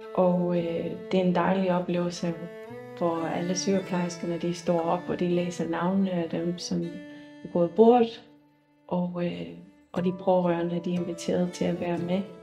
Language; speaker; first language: Danish; non-native, fluent; English